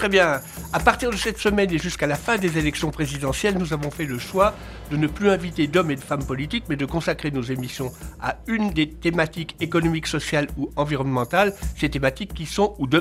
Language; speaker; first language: French; native; French